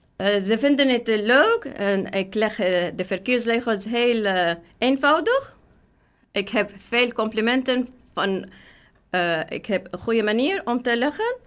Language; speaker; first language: Dutch; non-native, learner; Arabic